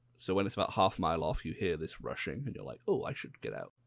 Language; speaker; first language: English; native; English